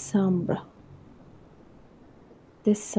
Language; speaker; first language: French; non-native, learner; Spanish